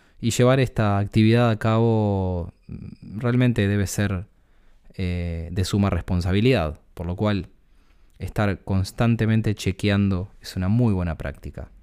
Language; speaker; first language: Spanish; native; Spanish